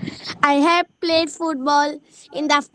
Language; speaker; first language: English; non-native, learner; Bangla